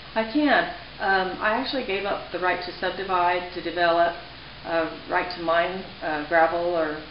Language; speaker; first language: English; native; English